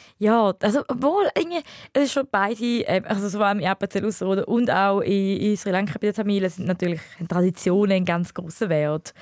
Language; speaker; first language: German; early bilingual, other home language; Tamil